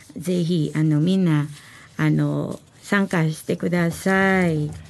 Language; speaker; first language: Japanese; non-native, learner; Filipino